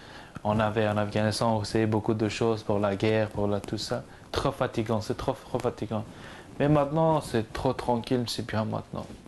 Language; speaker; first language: French; non-native, learner; Persian